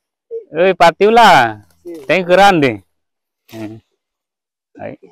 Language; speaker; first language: Portuguese; non-native, learner; Vietnamese